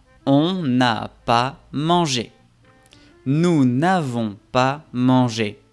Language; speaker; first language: French; non-native, fluent; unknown